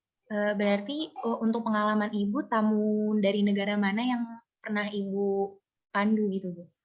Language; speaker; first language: Indonesian; native; Indonesian